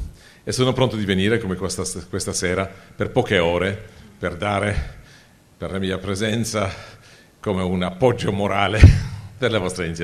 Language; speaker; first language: Italian; non-native, fluent; Polish